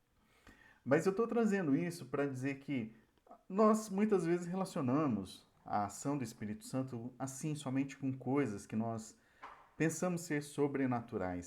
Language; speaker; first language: Portuguese; native; Portuguese